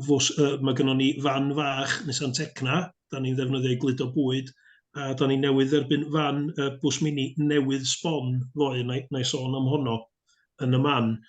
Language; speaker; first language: Welsh; native; Welsh